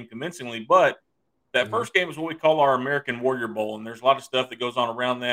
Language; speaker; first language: English; native; English